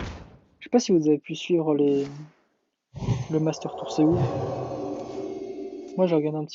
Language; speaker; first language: French; native; French